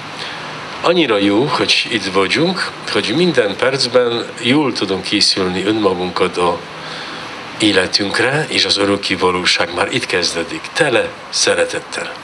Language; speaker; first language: Hungarian; non-native, learner; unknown